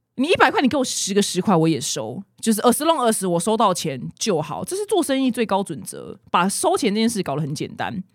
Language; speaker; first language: Chinese; native; Chinese